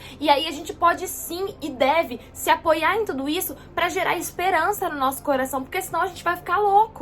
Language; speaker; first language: Portuguese; native; Portuguese